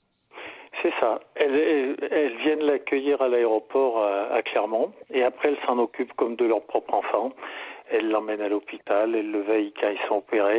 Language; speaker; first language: French; native; French